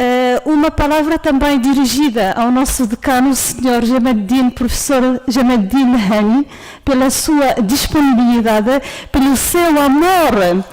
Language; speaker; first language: Portuguese; non-native, fluent; Arabic